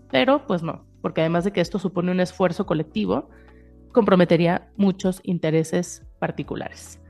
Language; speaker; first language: Spanish; native; Spanish